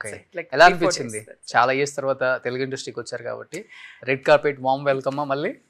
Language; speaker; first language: Telugu; native; Telugu